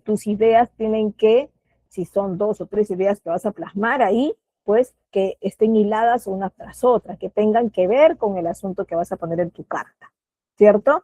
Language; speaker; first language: Spanish; native; Spanish